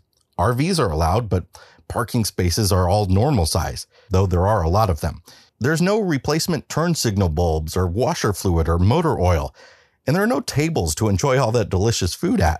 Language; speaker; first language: English; native; English